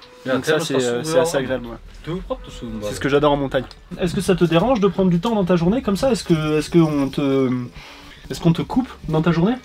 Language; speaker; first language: French; native; French